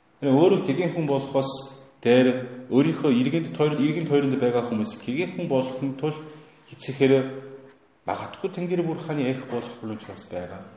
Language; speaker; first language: Mongolian; non-native, fluent; Korean